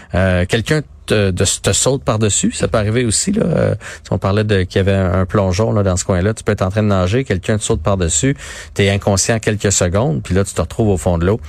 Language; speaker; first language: French; native; French